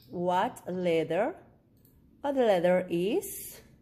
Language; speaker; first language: English; non-native, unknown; Spanish